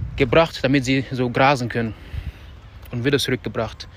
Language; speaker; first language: German; non-native, fluent; Wolof